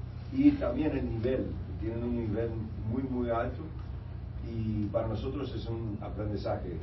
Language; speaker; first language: Spanish; early bilingual, heritage; Spanish